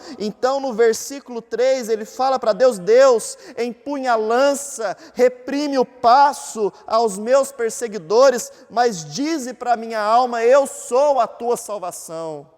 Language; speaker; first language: Portuguese; native; Portuguese